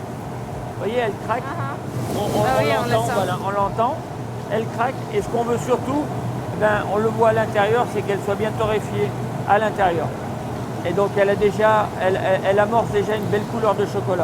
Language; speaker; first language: French; native; French